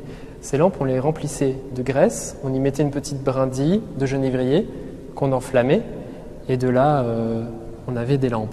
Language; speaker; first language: French; native; French